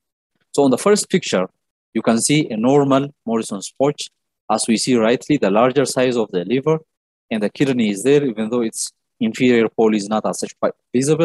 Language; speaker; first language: English; non-native, local second language; Amharic